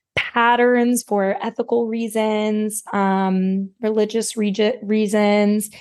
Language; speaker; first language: English; native; English